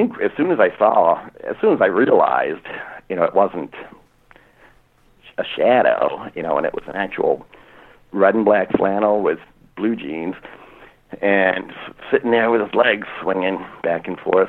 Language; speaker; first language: English; native; English